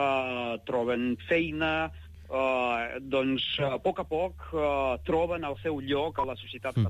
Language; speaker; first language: Catalan; non-native, fluent; Ukrainian